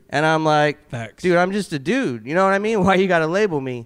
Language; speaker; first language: English; native; English